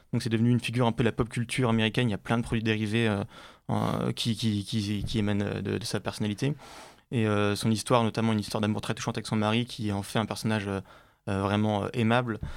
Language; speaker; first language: French; native; French